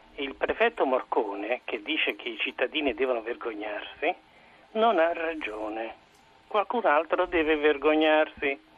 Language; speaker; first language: Italian; native; Italian